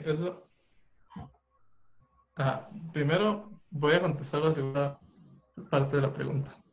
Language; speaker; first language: Spanish; native; Spanish